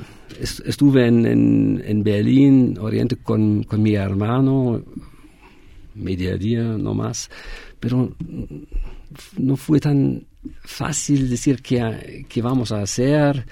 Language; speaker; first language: Spanish; non-native, fluent; German